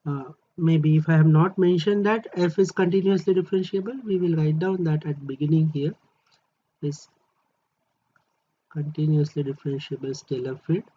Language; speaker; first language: English; non-native, local second language; Marathi